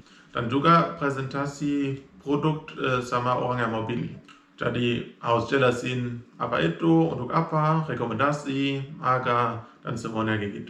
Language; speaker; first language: Indonesian; non-native, fluent; German